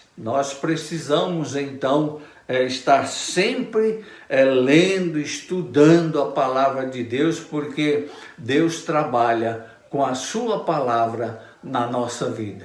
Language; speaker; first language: Portuguese; native; Portuguese